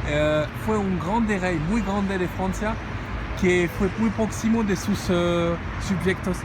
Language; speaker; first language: Spanish; non-native, learner; French